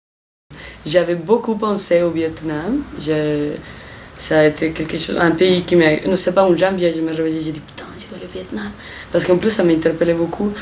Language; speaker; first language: French; non-native, fluent; Spanish